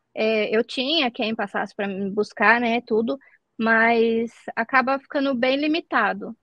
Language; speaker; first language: Portuguese; native; Portuguese